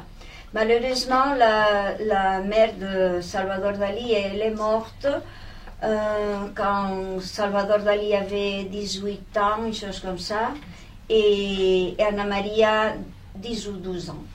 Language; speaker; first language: French; non-native, fluent; Spanish